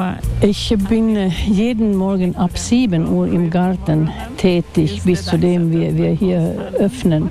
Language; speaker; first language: German; non-native, fluent; Swedish